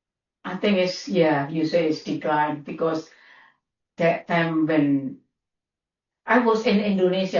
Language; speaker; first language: English; non-native, learner; Indonesian